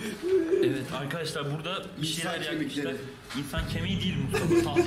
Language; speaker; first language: Turkish; native; Turkish